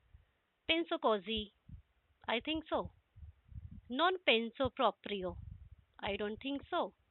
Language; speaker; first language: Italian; non-native, fluent; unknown